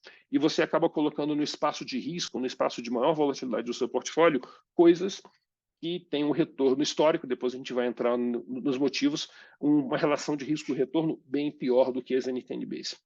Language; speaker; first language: Portuguese; native; Portuguese